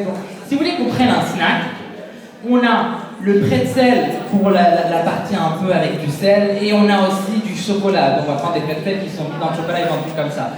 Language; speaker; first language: French; native; French